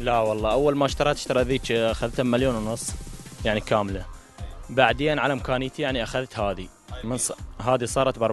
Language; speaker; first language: Arabic; native; Arabic